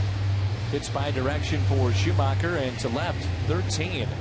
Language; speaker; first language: English; native; English